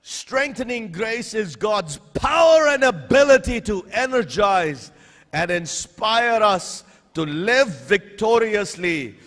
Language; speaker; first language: English; non-native, local second language; Urdu